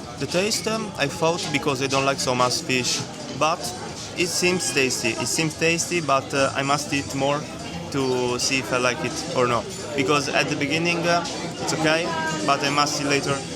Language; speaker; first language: English; non-native, fluent; Italian